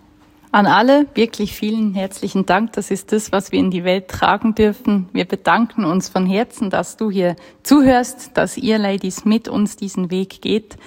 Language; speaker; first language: German; native; German